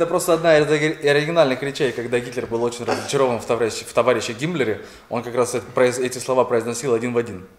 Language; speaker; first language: Russian; native; Russian